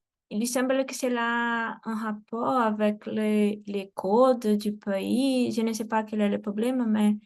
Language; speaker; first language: French; non-native, fluent; Portuguese